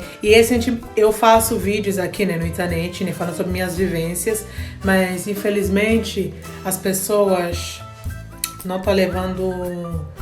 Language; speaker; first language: Portuguese; non-native, fluent; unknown